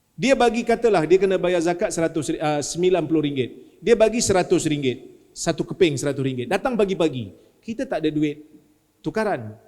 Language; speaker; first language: Malay; native; Malay